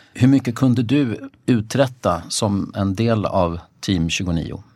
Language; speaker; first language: Swedish; native; Swedish